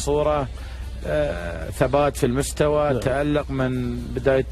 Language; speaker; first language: Arabic; native; Arabic